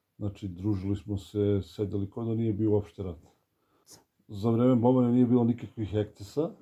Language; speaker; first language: Serbian; native; Serbian